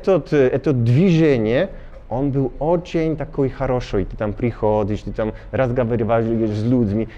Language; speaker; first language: Russian; non-native, learner; Polish